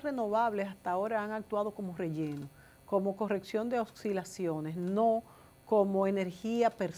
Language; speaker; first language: Spanish; native; Spanish